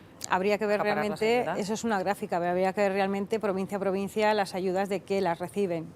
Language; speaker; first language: Spanish; native; Spanish